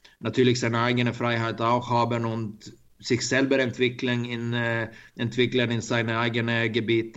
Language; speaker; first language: German; non-native, learner; Swedish